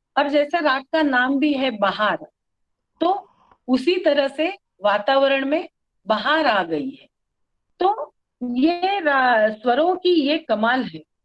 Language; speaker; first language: Hindi; non-native, local second language; Marathi